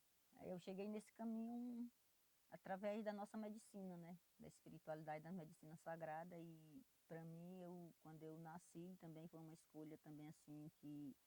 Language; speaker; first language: Portuguese; non-native, local second language; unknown